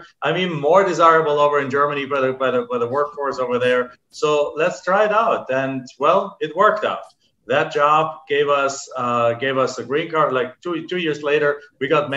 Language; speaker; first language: English; non-native, fluent; German